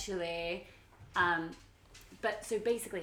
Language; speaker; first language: English; native; English